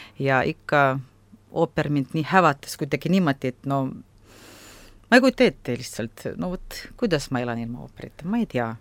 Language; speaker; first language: Estonian; non-native, local second language; Russian